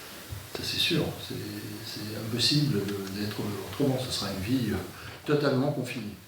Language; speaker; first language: French; native; French